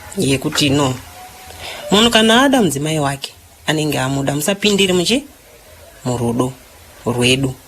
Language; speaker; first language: Shona; non-native, fluent; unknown